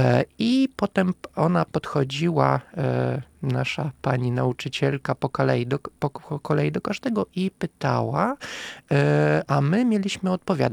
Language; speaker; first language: Polish; non-native, fluent; Russian